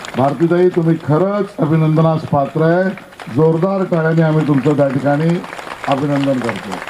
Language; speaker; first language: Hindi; non-native, local second language; Marathi